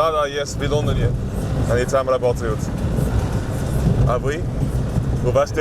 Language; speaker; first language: Russian; non-native, learner; English